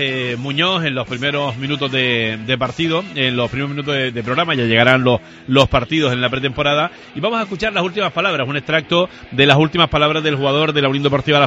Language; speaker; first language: Spanish; native; Spanish